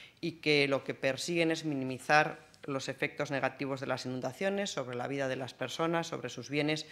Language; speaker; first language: Spanish; native; Spanish